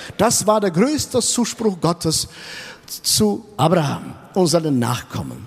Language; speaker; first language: German; non-native, fluent; Russian